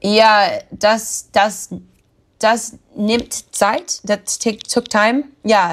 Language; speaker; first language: German; non-native, learner; English